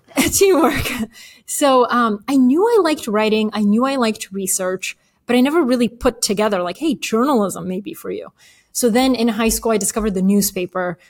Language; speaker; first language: English; early bilingual, other home language; Bulgarian